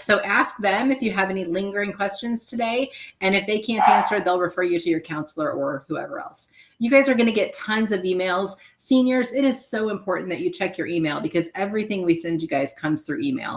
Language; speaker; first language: English; native; English